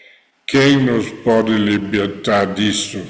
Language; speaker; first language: Portuguese; non-native, fluent; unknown